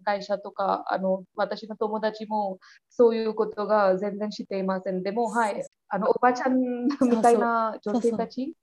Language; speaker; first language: Japanese; non-native, learner; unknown